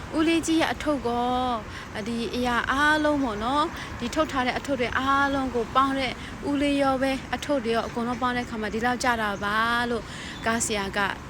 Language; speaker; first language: Burmese; non-native, local second language; Hakha Chin